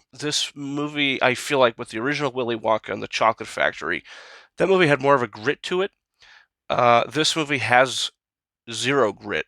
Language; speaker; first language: English; native; English